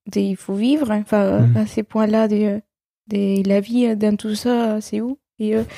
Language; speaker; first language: French; non-native, fluent; Spanish